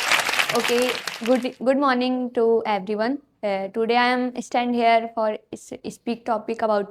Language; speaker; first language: English; non-native, learner; Hindi